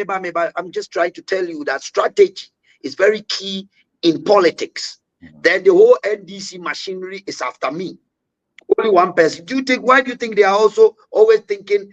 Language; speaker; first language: English; non-native, local second language; Akan